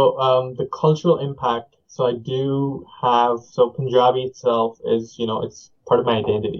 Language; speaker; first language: English; non-native, local second language; Punjabi